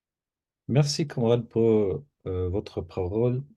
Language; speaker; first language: French; non-native, learner; English